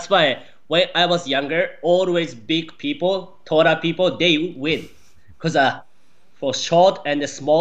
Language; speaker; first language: English; non-native, learner; Japanese